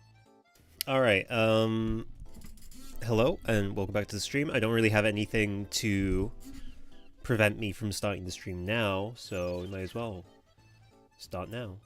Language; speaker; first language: English; native; English